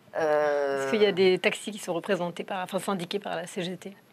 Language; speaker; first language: French; native; French